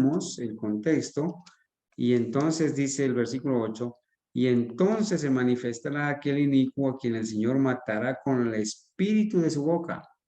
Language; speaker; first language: Spanish; native; Spanish